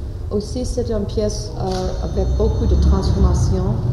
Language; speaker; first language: French; non-native, learner; English